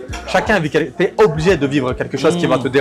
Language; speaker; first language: French; native; French